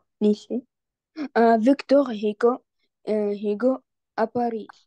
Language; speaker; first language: French; non-native, learner; Arabic